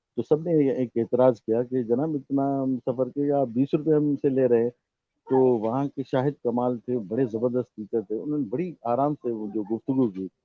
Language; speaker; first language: Urdu; non-native, local second language; Sindhi